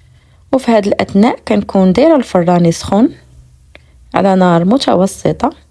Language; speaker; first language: Arabic; native; Arabic